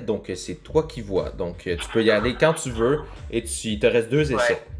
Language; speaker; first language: French; native; French